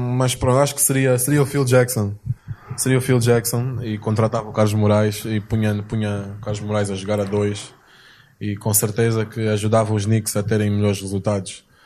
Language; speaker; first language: Portuguese; native; Portuguese